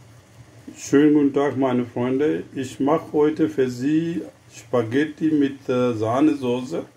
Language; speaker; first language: German; non-native, fluent; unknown